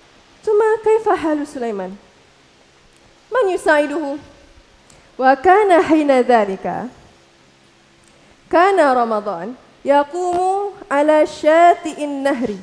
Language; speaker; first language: Arabic; non-native, learner; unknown